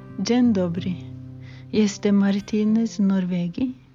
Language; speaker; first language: Polish; non-native, learner; Norwegian